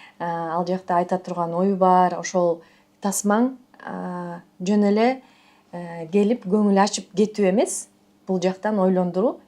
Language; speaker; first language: Kyrgyz; native; Kyrgyz